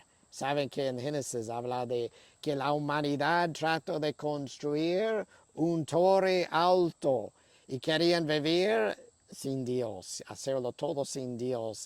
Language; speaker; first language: Spanish; non-native, fluent; English